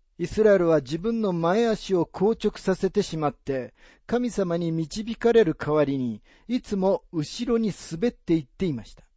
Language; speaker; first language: Japanese; native; Japanese